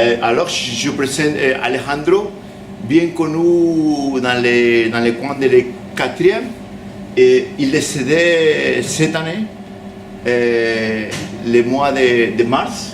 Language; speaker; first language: French; non-native, learner; Spanish